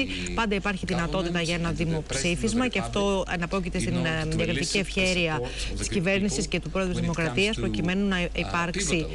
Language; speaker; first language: Greek; native; Greek